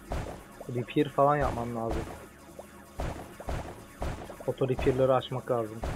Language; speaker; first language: Turkish; native; Turkish